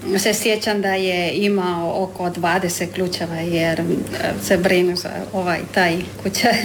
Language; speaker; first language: Croatian; non-native, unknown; Spanish